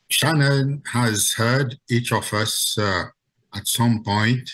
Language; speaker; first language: English; non-native, fluent; Seselwa Creole French